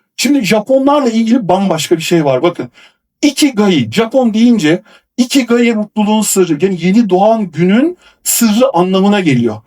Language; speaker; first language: Turkish; native; Turkish